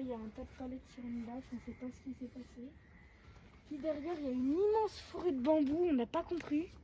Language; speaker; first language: French; native; French